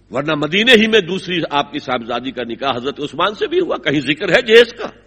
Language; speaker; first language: Urdu; native; Urdu